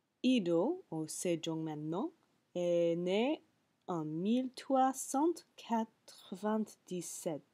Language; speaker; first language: French; non-native, learner; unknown